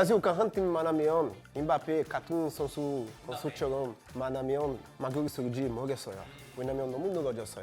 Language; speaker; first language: Korean; non-native, learner; Portuguese